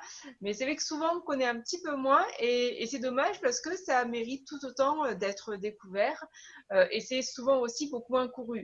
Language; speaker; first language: French; native; French